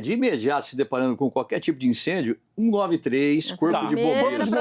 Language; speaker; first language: Portuguese; native; Portuguese